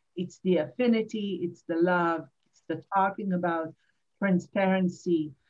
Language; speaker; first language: English; non-native, fluent; Hebrew